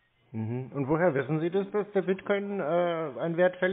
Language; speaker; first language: German; native; German